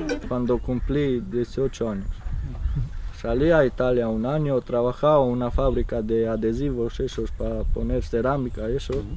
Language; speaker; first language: Spanish; non-native, fluent; Romanian